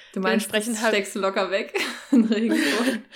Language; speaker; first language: German; native; German